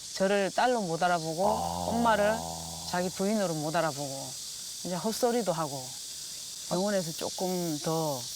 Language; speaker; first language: Korean; native; Korean